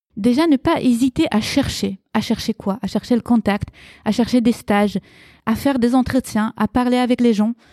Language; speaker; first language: French; early bilingual, other home language; Romanian